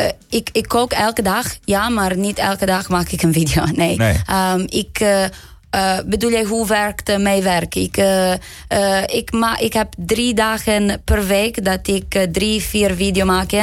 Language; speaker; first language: Dutch; non-native, learner; Italian